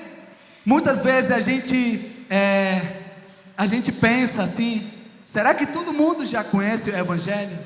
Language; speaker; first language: Portuguese; non-native, local second language; Ticuna